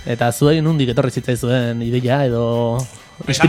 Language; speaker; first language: Basque; native; Basque